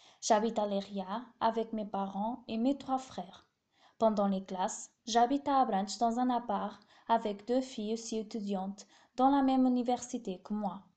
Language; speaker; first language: French; non-native, learner; Portuguese